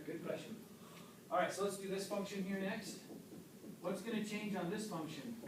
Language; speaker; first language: English; native; English